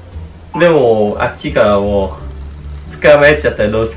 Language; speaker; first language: Japanese; non-native, fluent; Vietnamese